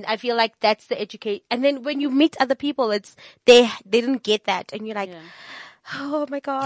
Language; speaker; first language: English; non-native, local second language; Tswana